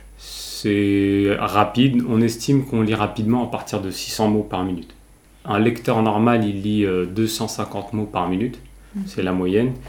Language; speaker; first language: French; early bilingual, other home language; Kabyle